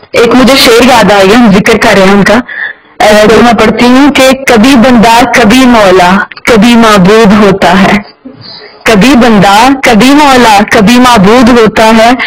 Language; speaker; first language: Urdu; native; Urdu